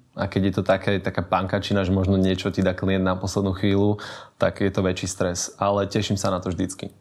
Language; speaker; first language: Slovak; native; Slovak